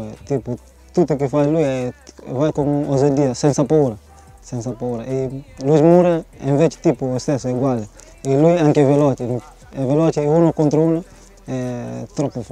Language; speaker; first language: Italian; non-native, learner; Portuguese